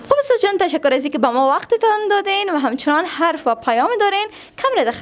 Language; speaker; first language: Persian; native; Persian